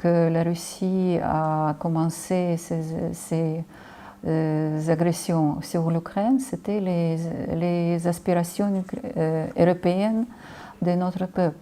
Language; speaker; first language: French; non-native, fluent; Ukrainian